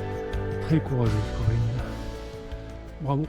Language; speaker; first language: French; native; French